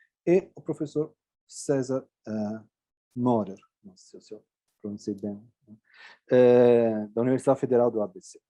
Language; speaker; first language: Portuguese; non-native, fluent; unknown